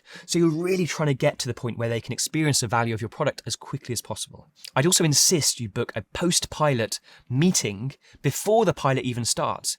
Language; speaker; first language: English; native; English